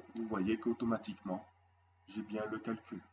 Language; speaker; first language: French; native; French